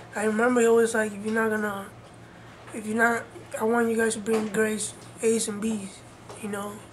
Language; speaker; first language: English; early bilingual, other home language; Spanish